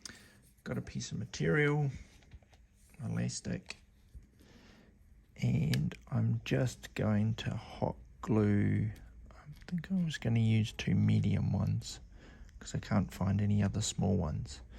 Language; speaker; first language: English; native; English